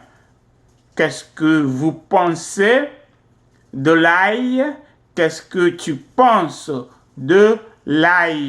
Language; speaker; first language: French; non-native, fluent; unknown